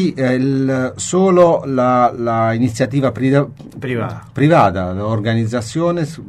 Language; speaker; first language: Spanish; non-native, fluent; Italian